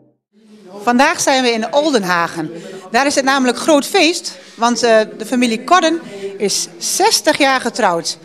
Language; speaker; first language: Dutch; native; Dutch